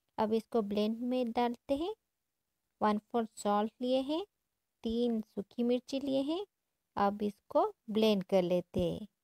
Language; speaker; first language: Hindi; non-native, local second language; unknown